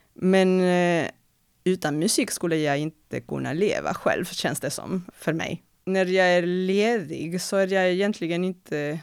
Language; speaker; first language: Swedish; non-native, fluent; Spanish